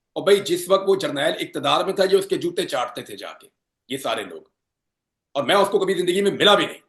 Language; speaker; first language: Urdu; non-native, local second language; Punjabi